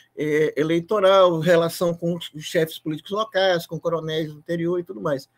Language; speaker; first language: Portuguese; native; Portuguese